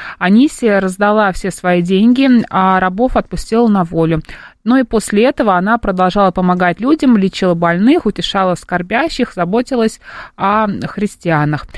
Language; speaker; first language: Russian; native; Russian